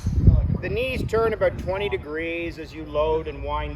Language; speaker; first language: English; native; English